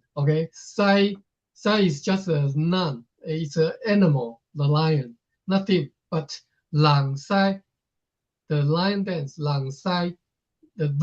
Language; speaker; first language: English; non-native, fluent; Chinese